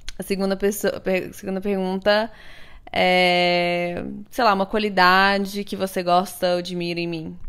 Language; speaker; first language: Portuguese; early bilingual, heritage; Portuguese